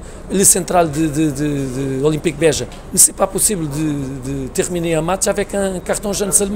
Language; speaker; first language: French; non-native, learner; Portuguese